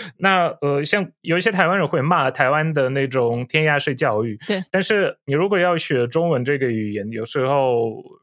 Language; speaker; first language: Chinese; non-native, fluent; Polish